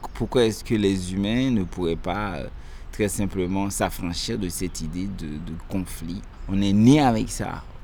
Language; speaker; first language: French; non-native, local second language; Haitian Creole